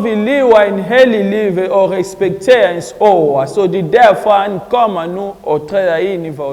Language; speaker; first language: Danish; non-native, learner; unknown